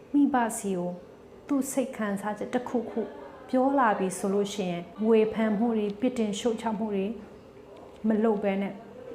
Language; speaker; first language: Burmese; non-native, local second language; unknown